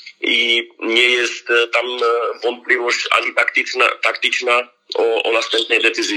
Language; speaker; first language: Polish; non-native, learner; Slovak